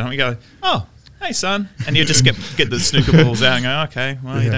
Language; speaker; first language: English; native; English